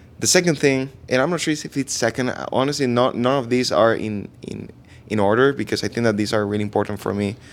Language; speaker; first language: English; non-native, fluent; Spanish